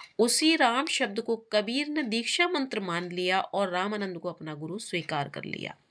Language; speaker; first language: Hindi; native; Hindi